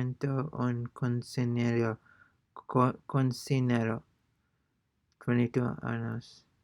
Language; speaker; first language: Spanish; non-native, learner; English